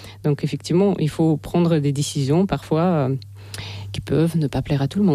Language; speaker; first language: French; non-native, fluent; Russian